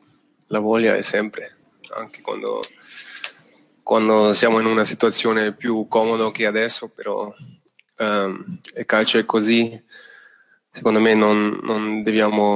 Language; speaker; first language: Italian; non-native, fluent; German